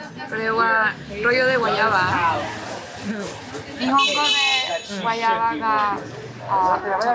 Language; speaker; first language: Japanese; non-native, learner; Spanish